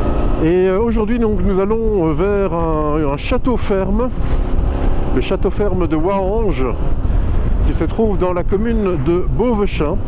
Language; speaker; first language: French; native; French